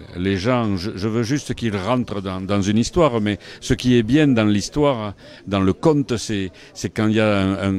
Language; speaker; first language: French; native; French